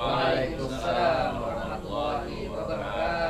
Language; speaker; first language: Indonesian; native; Indonesian